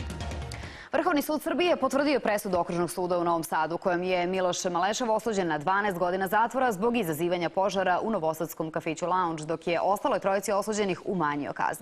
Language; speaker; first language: Serbian; native; Serbian